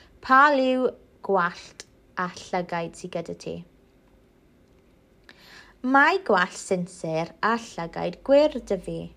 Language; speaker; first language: Welsh; non-native, local second language; English